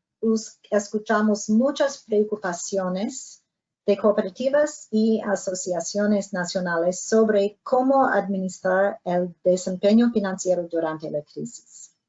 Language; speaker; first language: Spanish; non-native, fluent; English